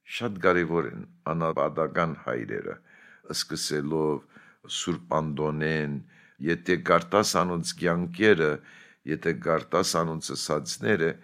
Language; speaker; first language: Armenian; early bilingual, heritage; Armenian